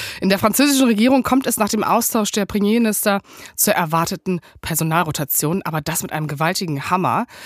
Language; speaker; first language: German; native; German